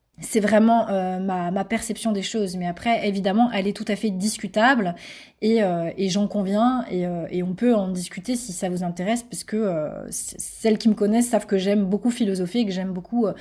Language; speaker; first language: French; native; French